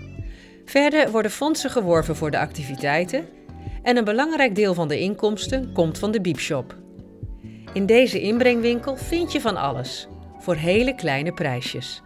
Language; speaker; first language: Dutch; native; Dutch